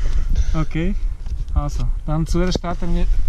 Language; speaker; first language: German; non-native, learner; Slovak